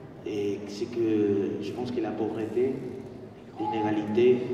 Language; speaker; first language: French; non-native, fluent; Spanish